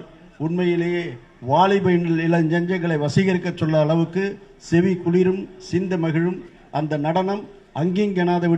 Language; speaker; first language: Tamil; native; Tamil